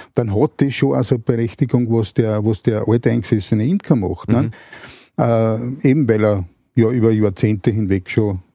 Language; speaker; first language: German; native; German